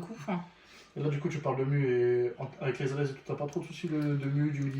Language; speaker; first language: French; native; French